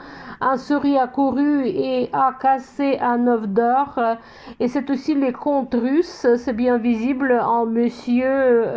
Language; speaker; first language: French; non-native, fluent; Russian